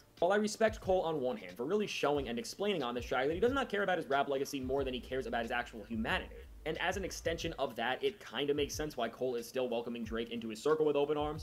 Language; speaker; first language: English; native; English